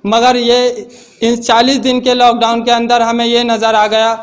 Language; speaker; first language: Hindi; native; Hindi